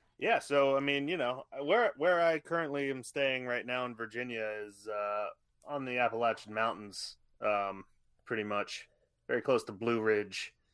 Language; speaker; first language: English; native; English